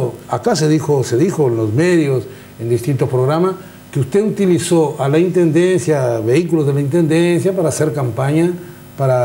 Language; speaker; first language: Spanish; native; Spanish